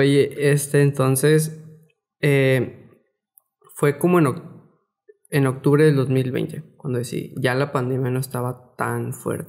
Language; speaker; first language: Spanish; native; Spanish